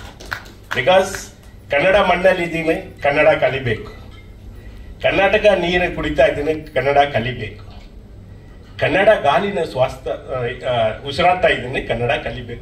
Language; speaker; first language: Kannada; non-native, learner; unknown